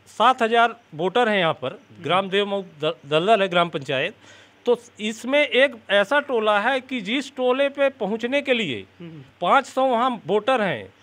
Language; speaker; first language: Hindi; native; Hindi